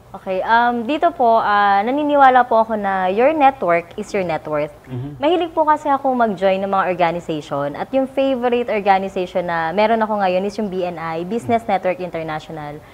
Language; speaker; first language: Filipino; native; Filipino